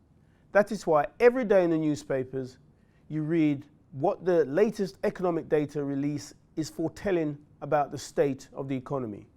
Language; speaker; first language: English; native; English